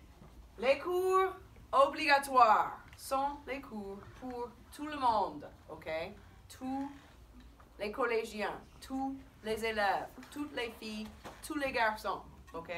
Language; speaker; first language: French; non-native, fluent; English